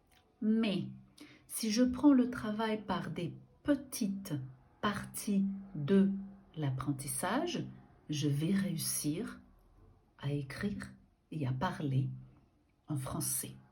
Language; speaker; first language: French; non-native, fluent; Portuguese